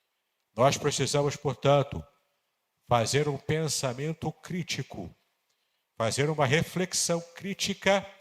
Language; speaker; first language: Portuguese; native; Portuguese